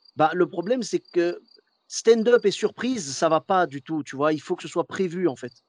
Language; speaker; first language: French; early bilingual, other home language; Arabic